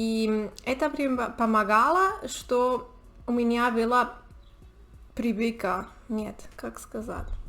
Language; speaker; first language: Russian; non-native, learner; Spanish